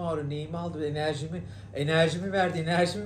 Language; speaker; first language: Turkish; native; Turkish